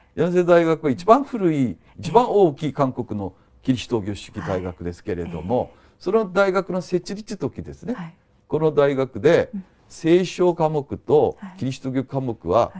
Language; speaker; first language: Japanese; non-native, fluent; Korean